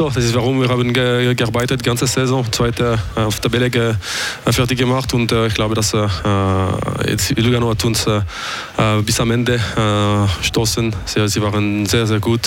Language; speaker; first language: German; non-native, local second language; French